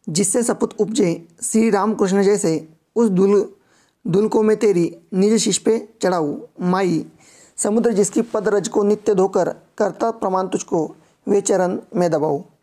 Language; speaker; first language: Hindi; non-native, local second language; Marathi